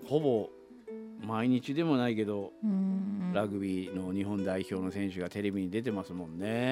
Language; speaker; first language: Japanese; native; Japanese